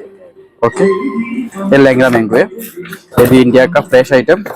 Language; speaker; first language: Hindi; non-native, fluent; Malayalam